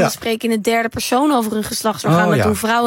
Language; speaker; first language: Dutch; native; Dutch